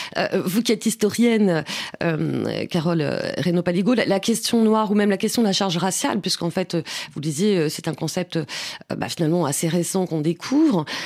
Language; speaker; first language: French; native; French